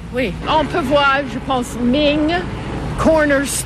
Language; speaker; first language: French; non-native, fluent; English